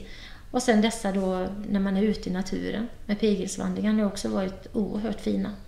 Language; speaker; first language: Swedish; native; Swedish